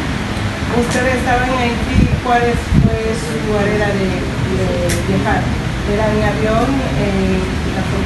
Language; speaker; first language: Spanish; non-native, learner; Haitian Creole